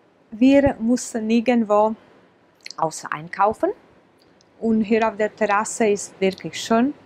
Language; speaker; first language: German; non-native, fluent; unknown